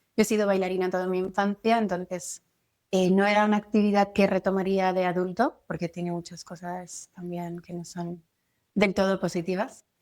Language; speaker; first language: Spanish; non-native, fluent; French